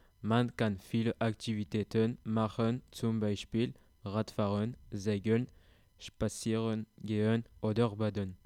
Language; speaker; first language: German; non-native, learner; French